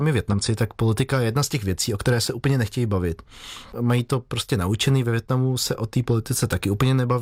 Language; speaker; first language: Czech; early bilingual, other home language; Vietnamese